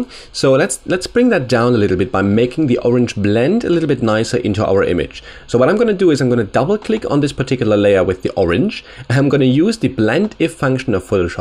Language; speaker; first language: English; non-native, fluent; German